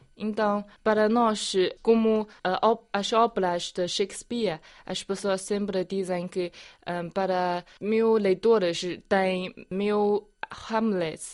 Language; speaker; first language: Portuguese; non-native, fluent; Chinese